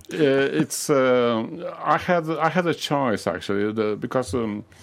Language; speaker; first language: English; non-native, fluent; Portuguese